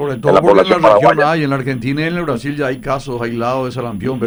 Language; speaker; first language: Spanish; native; Spanish